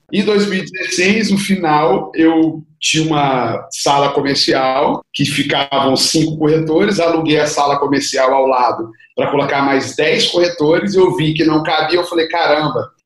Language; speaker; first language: Portuguese; native; Portuguese